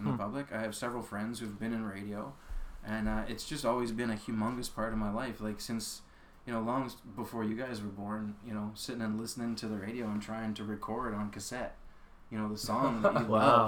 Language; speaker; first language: English; native; English